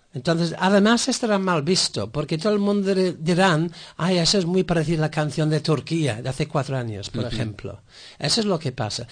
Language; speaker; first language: Spanish; non-native, fluent; English